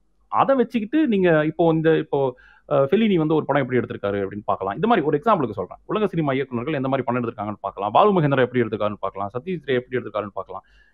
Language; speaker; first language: Tamil; native; Tamil